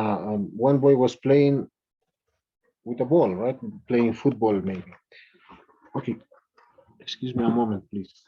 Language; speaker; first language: English; non-native, fluent; Spanish